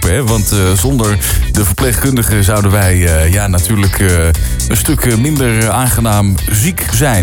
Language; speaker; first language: Dutch; native; Dutch